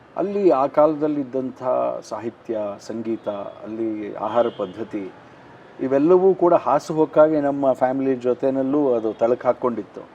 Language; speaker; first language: Kannada; native; Kannada